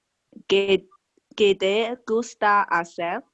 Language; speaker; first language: Spanish; non-native, learner; English